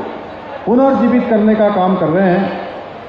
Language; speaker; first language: Hindi; native; Hindi